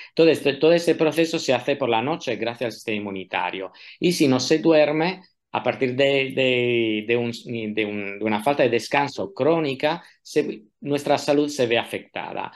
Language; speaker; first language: Spanish; non-native, fluent; Italian